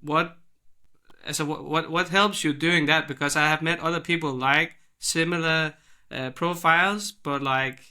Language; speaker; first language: English; non-native, fluent; Danish